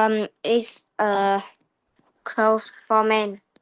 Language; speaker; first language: English; non-native, learner; Vietnamese